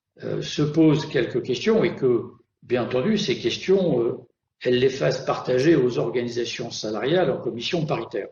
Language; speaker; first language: French; native; French